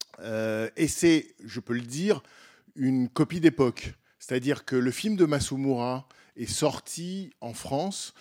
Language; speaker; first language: French; native; French